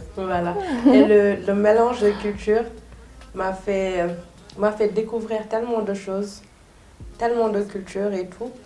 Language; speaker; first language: French; non-native, local second language; Soninke